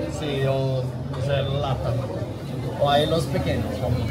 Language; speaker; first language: Spanish; non-native, learner; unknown